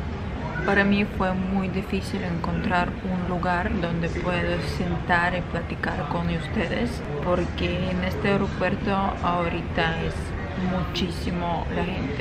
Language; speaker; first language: Spanish; non-native, fluent; Ukrainian